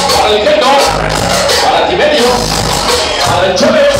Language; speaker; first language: Spanish; native; Spanish